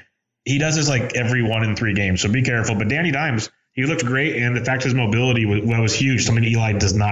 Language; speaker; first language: English; native; English